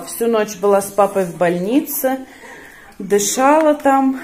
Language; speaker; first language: Russian; native; Russian